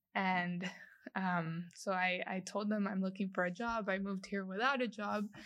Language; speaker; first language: English; non-native, fluent; Spanish